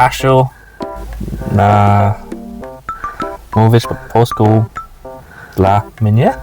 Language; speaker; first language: Polish; non-native, learner; English